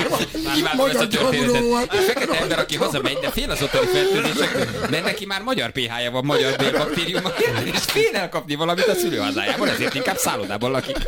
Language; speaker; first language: Hungarian; native; Hungarian